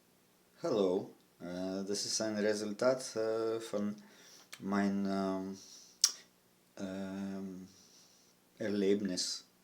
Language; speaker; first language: German; non-native, fluent; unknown